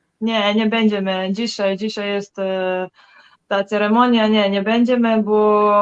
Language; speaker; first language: Polish; non-native, learner; Serbian